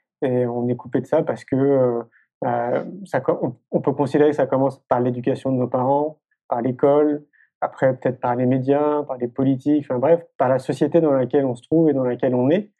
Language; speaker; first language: French; native; French